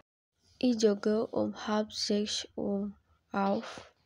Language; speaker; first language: German; non-native, learner; Indonesian